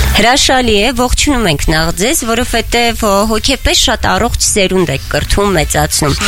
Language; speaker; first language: Armenian; native; Armenian